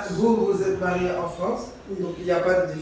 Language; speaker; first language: French; native; French